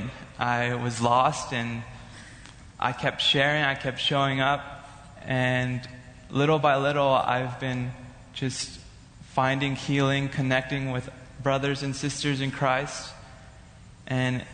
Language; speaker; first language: English; native; English